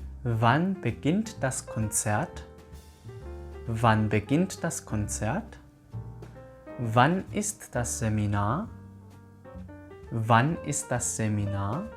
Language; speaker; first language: German; non-native, fluent; Korean